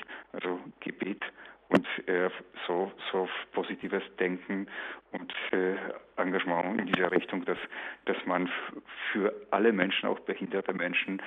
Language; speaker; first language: German; non-native, fluent; Polish